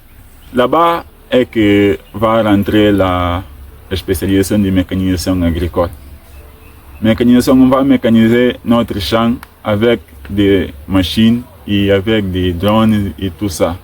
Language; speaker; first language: French; non-native, learner; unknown